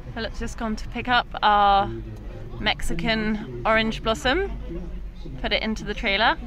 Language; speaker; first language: English; native; English